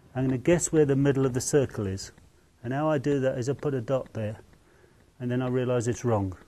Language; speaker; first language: English; native; English